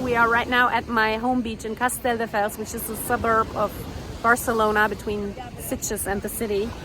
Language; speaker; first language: English; non-native, fluent; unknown